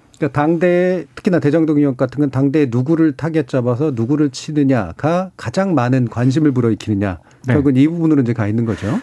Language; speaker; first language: Korean; native; Korean